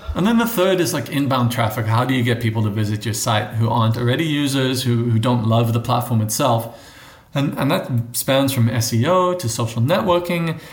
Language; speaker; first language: English; native; English